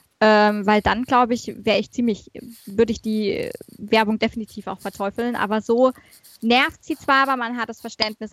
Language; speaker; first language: German; native; German